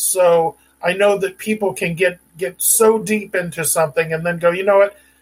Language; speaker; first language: English; native; English